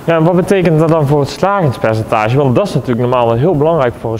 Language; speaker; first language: Dutch; native; Dutch